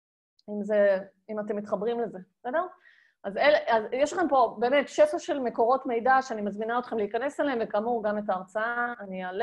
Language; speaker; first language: Hebrew; native; Hebrew